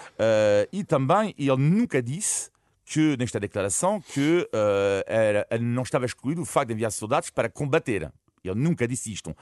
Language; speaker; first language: Portuguese; non-native, fluent; French